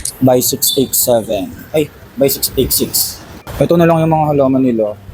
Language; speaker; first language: Filipino; native; Filipino